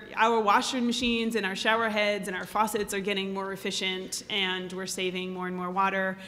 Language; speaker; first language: English; native; English